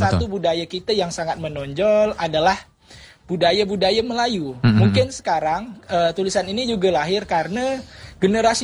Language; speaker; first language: Indonesian; native; Indonesian